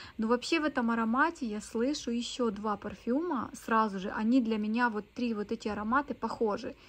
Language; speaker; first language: Russian; native; Russian